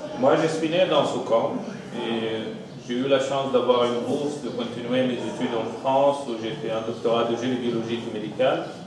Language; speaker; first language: French; non-native, fluent; Arabic